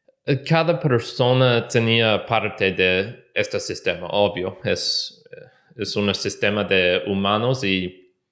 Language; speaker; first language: Spanish; non-native, learner; English